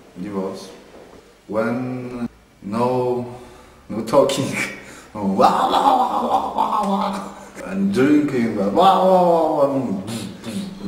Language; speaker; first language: English; non-native, learner; Polish